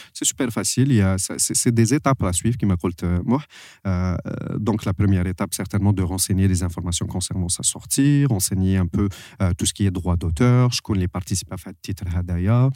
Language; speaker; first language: French; non-native, local second language; Arabic